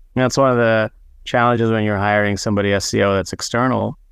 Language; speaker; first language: English; non-native, fluent; Hebrew